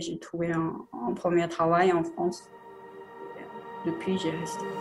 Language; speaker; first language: French; non-native, fluent; Chinese